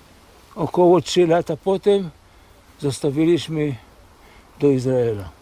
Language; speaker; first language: Polish; early bilingual, heritage; Polish